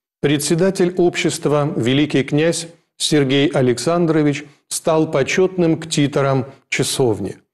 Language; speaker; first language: Russian; native; Russian